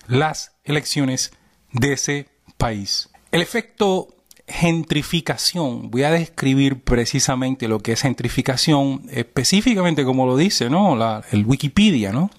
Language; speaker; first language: Spanish; early bilingual, heritage; Spanish